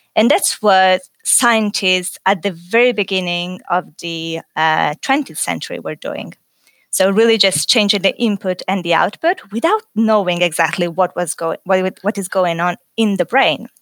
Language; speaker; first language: English; non-native, fluent; Italian